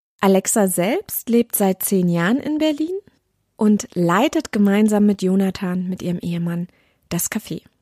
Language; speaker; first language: German; native; German